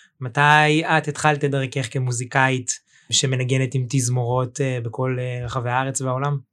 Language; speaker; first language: Hebrew; native; Hebrew